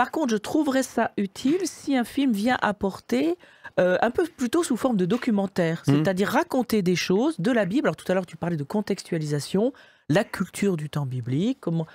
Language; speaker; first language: French; native; French